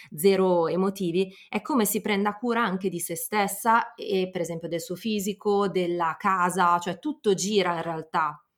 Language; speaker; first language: Italian; native; Italian